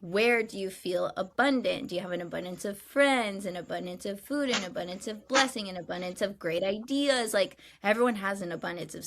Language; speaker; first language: English; native; English